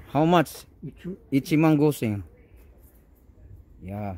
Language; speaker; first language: English; non-native, local second language; Filipino